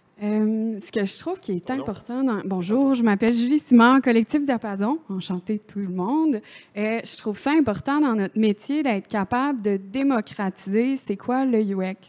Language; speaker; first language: French; native; French